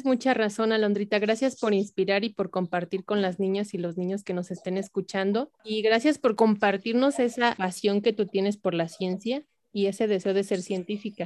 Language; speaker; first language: Spanish; native; Spanish